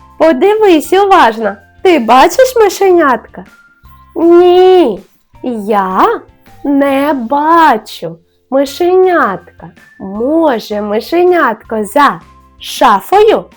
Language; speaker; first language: Ukrainian; native; Ukrainian